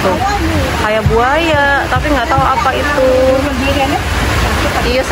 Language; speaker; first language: Indonesian; native; Indonesian